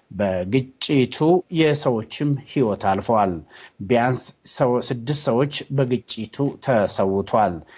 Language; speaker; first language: Amharic; non-native, local second language; Oromo